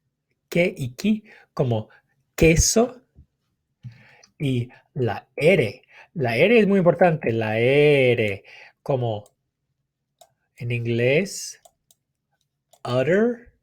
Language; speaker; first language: Spanish; non-native, fluent; English